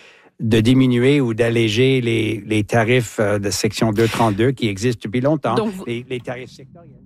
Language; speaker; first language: French; native; French